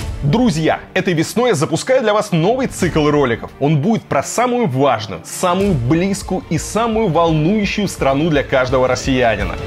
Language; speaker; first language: Russian; native; Russian